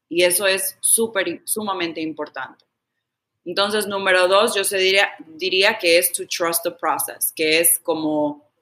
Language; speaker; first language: Spanish; early bilingual, heritage; Spanish